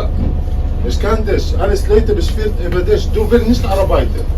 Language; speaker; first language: German; non-native, learner; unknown